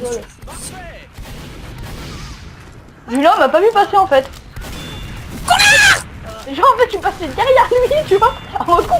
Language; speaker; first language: French; native; French